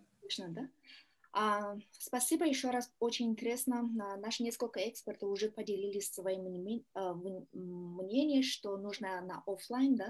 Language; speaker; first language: Russian; non-native, learner; Kyrgyz